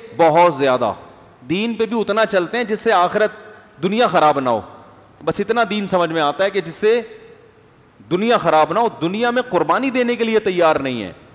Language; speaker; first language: Urdu; native; Urdu